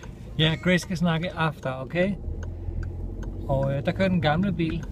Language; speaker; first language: Danish; native; Danish